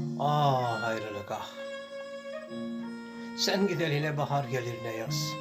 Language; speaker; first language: Turkish; native; Turkish